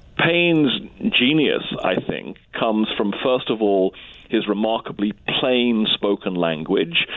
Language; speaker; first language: English; native; English